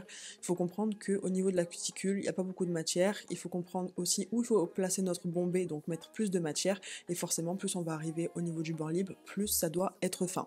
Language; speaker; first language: French; native; French